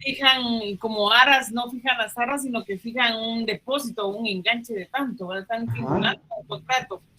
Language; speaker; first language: Spanish; native; Spanish